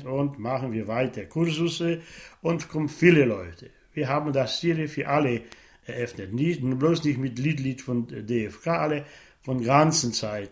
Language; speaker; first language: German; non-native, local second language; Polish